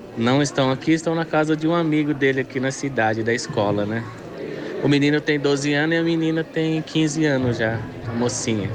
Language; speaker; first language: Portuguese; non-native, local second language; Guarani